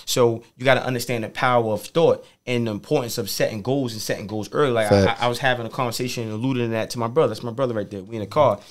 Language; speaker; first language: English; native; English